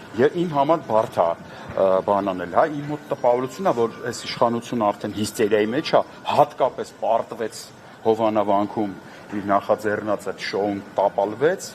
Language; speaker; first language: Armenian; native; Armenian